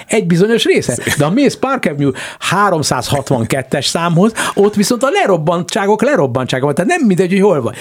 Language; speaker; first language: Hungarian; native; Hungarian